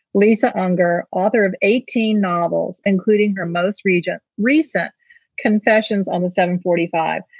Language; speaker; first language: English; native; English